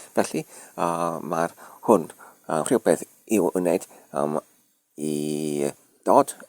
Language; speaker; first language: Welsh; non-native, learner; Dutch